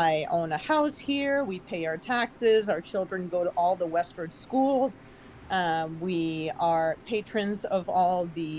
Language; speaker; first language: English; native; English